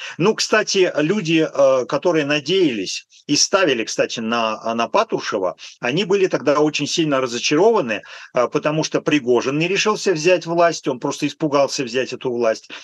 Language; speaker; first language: Russian; native; Russian